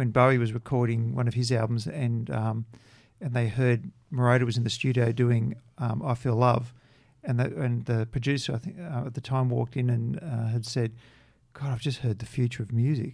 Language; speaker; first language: English; native; English